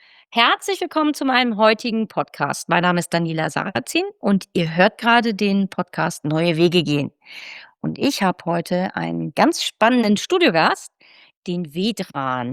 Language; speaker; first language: German; native; German